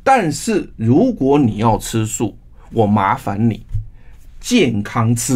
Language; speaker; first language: Chinese; native; Chinese